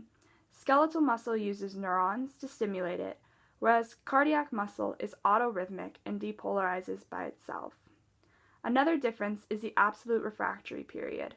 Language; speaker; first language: English; native; English